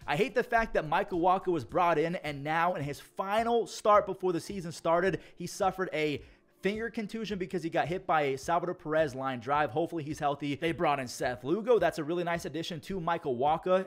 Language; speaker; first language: English; native; English